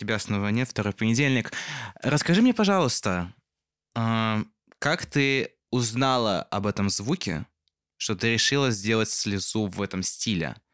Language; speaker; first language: Russian; native; Russian